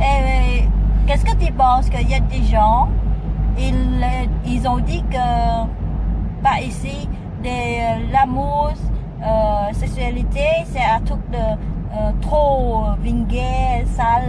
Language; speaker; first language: French; non-native, learner; Vietnamese